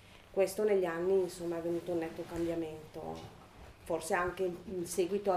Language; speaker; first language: Italian; native; Italian